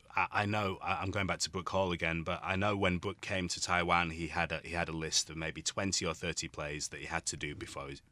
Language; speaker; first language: English; native; English